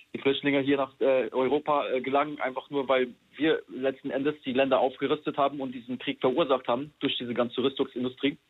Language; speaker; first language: German; non-native, fluent; Polish